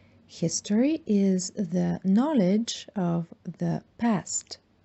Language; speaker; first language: English; non-native, fluent; Bulgarian